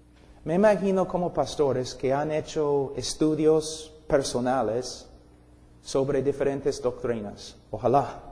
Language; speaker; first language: Spanish; non-native, fluent; English